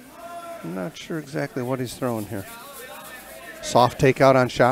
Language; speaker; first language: English; native; English